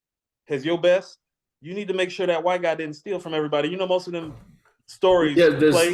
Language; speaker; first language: English; native; English